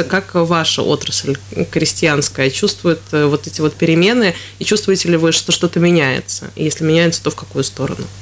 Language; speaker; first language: Russian; native; Russian